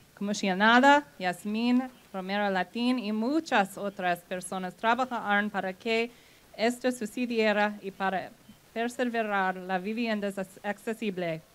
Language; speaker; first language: Spanish; non-native, fluent; English